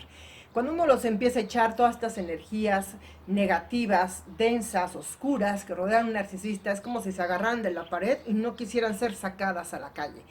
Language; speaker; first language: Spanish; native; Spanish